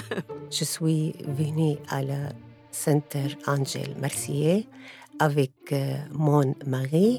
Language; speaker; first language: French; non-native, learner; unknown